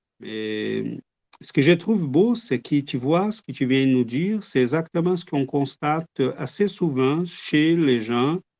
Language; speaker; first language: French; non-native, fluent; Portuguese